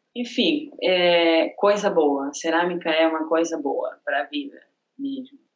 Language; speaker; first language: Portuguese; non-native, fluent; Spanish